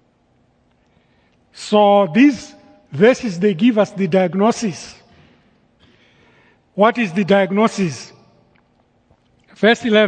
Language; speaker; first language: English; non-native, local second language; Shona